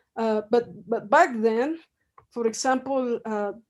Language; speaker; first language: English; non-native, fluent; Spanish